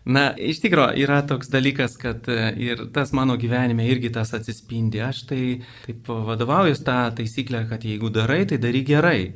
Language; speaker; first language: Lithuanian; native; Lithuanian